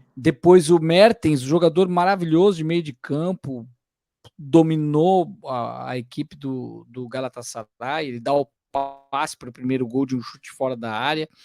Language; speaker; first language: Portuguese; native; Portuguese